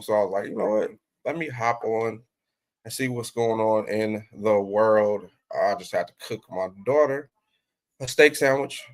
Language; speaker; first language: English; native; English